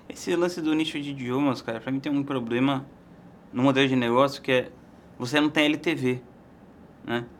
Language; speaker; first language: Portuguese; native; Portuguese